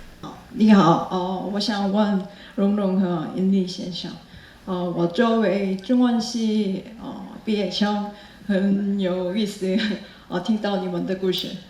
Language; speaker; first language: Chinese; non-native, fluent; Korean